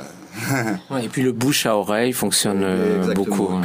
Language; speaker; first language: French; native; French